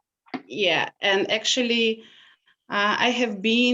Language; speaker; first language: English; non-native, learner; Russian